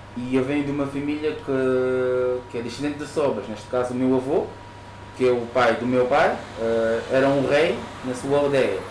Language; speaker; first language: Portuguese; native; Portuguese